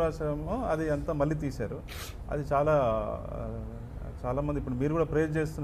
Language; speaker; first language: Telugu; native; Telugu